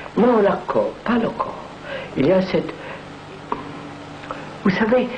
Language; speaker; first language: French; non-native, fluent; Telugu